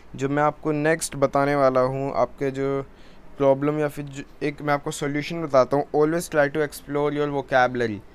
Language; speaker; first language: Hindi; native; Hindi